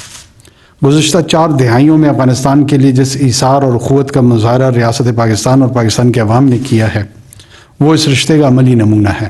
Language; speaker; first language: Urdu; non-native, local second language; Pashto